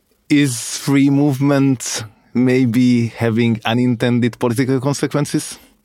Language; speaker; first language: English; non-native, fluent; Hungarian